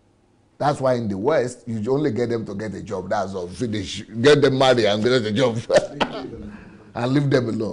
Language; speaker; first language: English; non-native, local second language; Yoruba